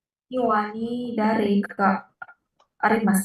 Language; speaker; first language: Japanese; non-native, learner; Indonesian